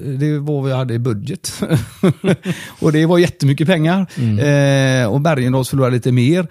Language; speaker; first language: Swedish; non-native, fluent; German